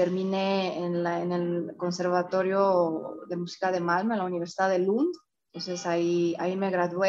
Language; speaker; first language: Spanish; non-native, fluent; Romanian